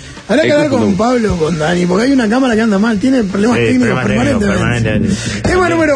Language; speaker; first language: Spanish; native; Spanish